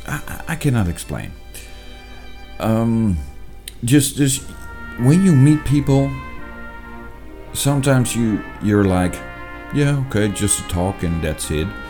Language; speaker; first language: English; non-native, fluent; Dutch